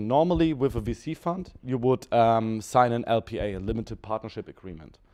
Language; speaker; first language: English; non-native, fluent; German